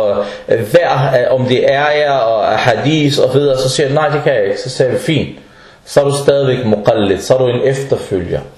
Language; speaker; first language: Danish; non-native, fluent; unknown